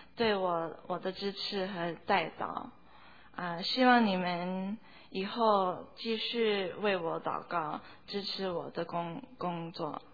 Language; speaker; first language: Chinese; early bilingual, heritage; Chinese